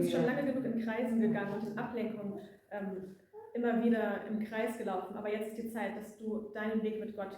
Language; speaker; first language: German; native; German